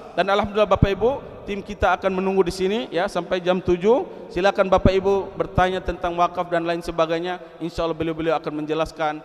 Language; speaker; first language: Indonesian; non-native, local second language; Tetum